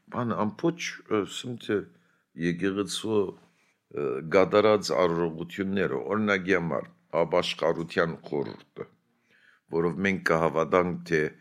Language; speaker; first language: Armenian; early bilingual, heritage; Armenian